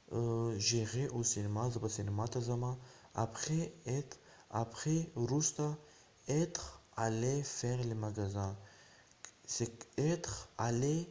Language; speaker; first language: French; non-native, learner; Pashto